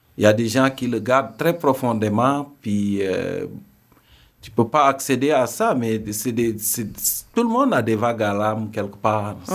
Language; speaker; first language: French; non-native, local second language; Serer